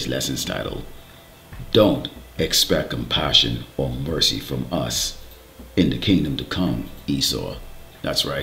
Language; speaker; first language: English; native; English